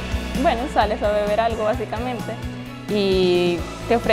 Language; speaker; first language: Spanish; native; Spanish